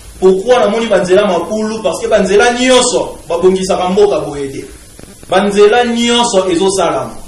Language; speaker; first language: Lingala; native; Lingala